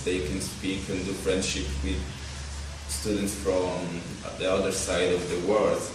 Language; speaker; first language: English; non-native, learner; Italian